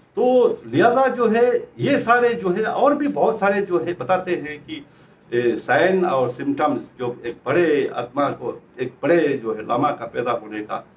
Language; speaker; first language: Hindi; native; Hindi